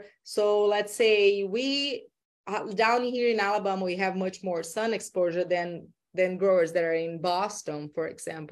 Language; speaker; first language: English; non-native, fluent; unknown